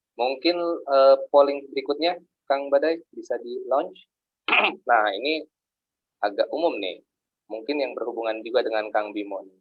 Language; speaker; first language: Indonesian; native; Indonesian